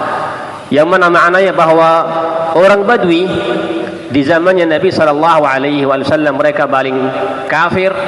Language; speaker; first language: Indonesian; non-native, fluent; Arabic